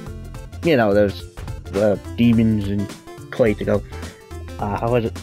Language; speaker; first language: English; native; English